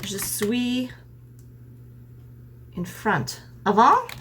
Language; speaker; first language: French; non-native, learner; English